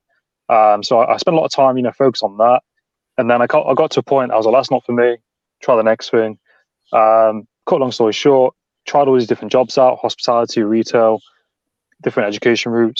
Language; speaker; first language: English; native; English